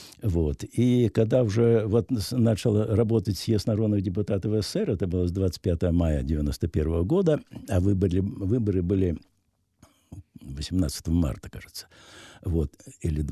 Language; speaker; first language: Russian; native; Russian